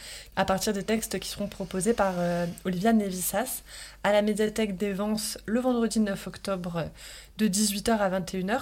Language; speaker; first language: French; native; French